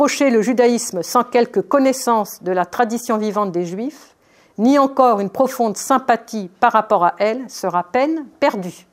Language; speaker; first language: French; native; French